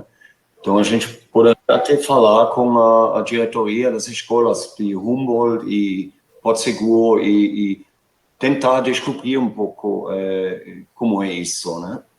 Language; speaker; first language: Portuguese; non-native, fluent; German